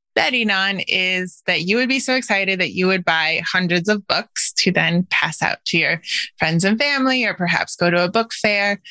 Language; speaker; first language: English; native; English